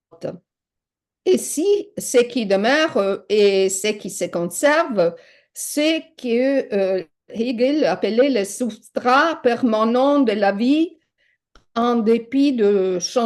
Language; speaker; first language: French; non-native, fluent; Italian